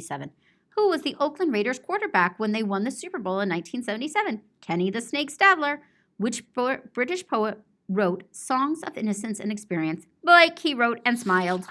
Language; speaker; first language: English; native; English